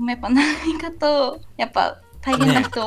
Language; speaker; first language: Japanese; native; Japanese